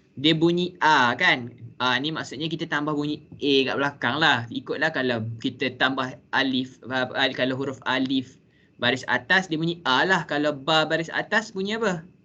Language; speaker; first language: Malay; native; Malay